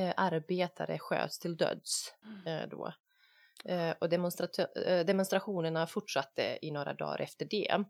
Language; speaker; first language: Swedish; non-native, fluent; Bosnian